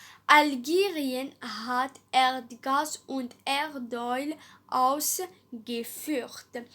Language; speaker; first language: German; non-native, learner; Arabic